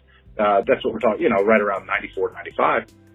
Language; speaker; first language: English; native; English